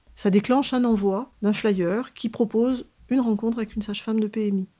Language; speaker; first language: French; native; French